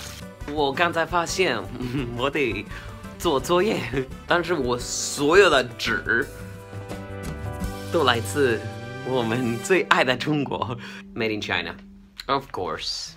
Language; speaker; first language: Chinese; non-native, fluent; Spanish